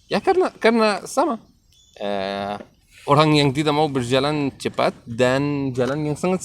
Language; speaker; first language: Indonesian; non-native, learner; Arabic